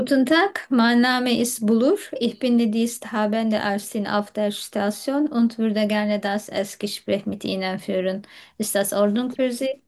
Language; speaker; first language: German; non-native, fluent; Turkish